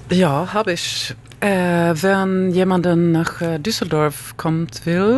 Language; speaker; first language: German; non-native, learner; Swedish